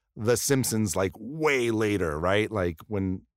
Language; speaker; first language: English; early bilingual, other home language; Spanish